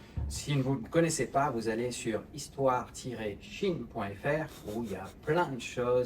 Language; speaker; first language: French; native; French